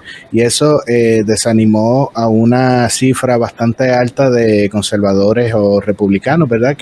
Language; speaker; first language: Spanish; native; Spanish